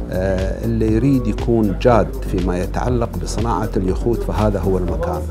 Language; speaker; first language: Arabic; native; Arabic